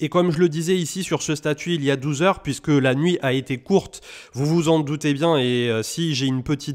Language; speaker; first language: French; native; French